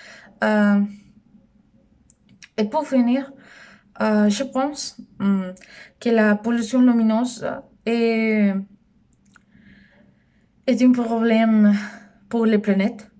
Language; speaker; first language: French; non-native, learner; Spanish